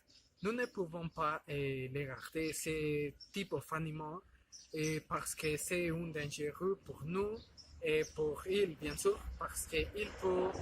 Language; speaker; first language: French; non-native, learner; Spanish